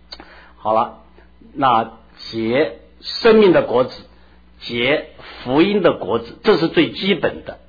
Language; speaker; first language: Chinese; native; Chinese